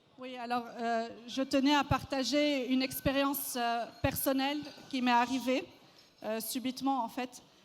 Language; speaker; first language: French; non-native, local second language; Arabic